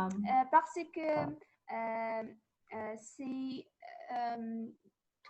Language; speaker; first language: French; non-native, learner; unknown